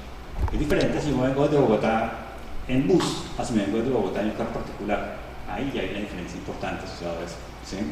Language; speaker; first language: Spanish; native; Spanish